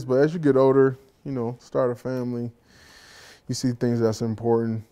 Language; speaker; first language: English; native; English